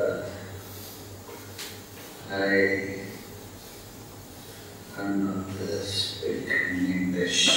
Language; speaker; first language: English; non-native, learner; Italian